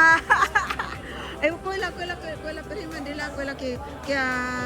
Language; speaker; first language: Italian; non-native, learner; Filipino